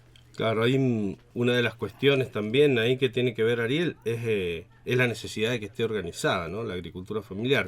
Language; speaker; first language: Spanish; native; Spanish